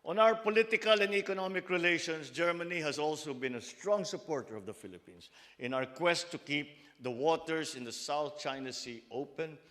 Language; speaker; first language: English; non-native, local second language; Filipino